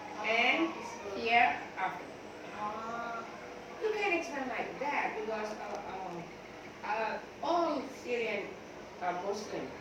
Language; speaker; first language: English; non-native, learner; Thai